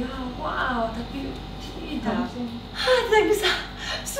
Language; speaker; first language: Indonesian; non-native, learner; Polish